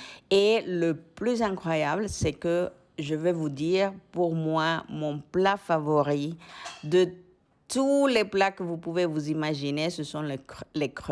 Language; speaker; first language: French; non-native, fluent; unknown